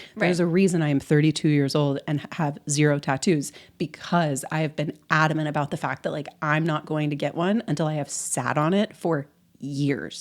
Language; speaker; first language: English; native; English